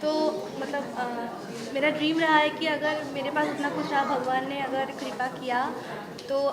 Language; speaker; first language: Hindi; non-native, local second language; Bangla